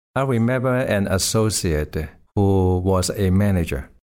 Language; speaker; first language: English; non-native, local second language; Cantonese